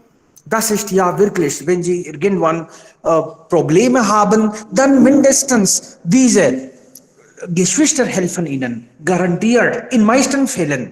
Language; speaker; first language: German; non-native, fluent; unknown